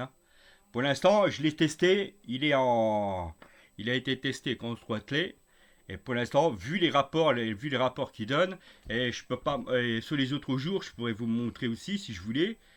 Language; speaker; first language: French; native; French